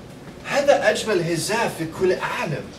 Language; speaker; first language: Arabic; non-native, learner; English